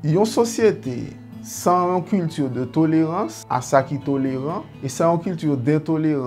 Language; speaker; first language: French; non-native, learner; Haitian Creole